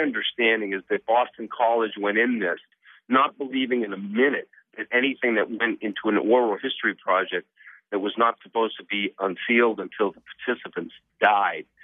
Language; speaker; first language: English; native; English